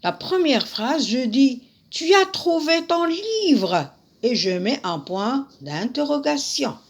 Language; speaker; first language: French; non-native, local second language; Arabic